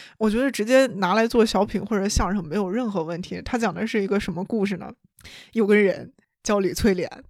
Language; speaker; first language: Chinese; native; Chinese